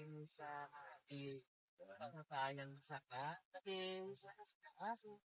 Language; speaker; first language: Indonesian; non-native, learner; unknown